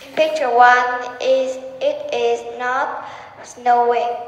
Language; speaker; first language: English; non-native, learner; Vietnamese